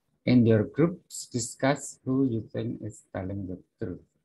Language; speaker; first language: English; non-native, fluent; Indonesian